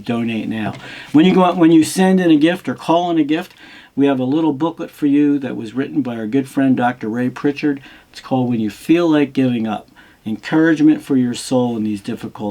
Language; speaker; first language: English; native; English